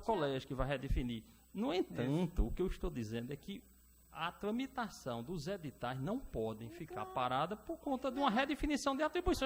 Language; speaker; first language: Portuguese; native; Portuguese